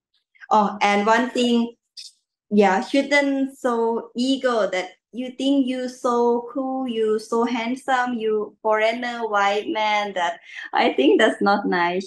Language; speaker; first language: English; non-native, learner; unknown